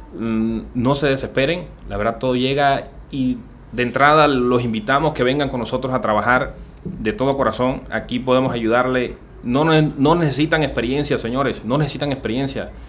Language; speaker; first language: Spanish; native; Spanish